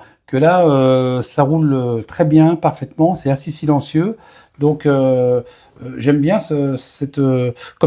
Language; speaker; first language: French; native; French